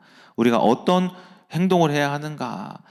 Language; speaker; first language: Korean; native; Korean